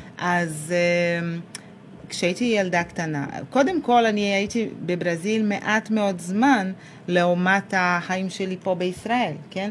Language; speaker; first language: Hebrew; non-native, fluent; Portuguese